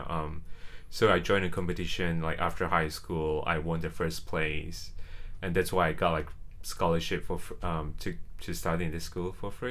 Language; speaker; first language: English; non-native, local second language; Chinese